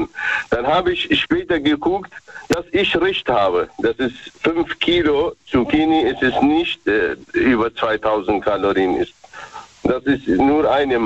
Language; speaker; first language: German; non-native, learner; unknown